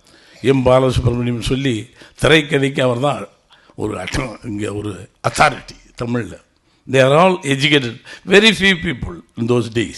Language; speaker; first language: Tamil; native; Tamil